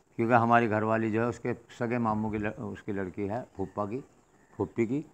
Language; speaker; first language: Hindi; native; Hindi